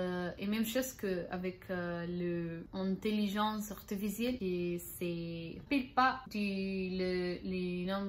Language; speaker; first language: French; non-native, learner; Spanish